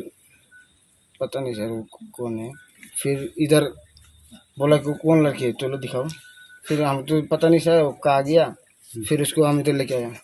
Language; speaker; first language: Hindi; non-native, local second language; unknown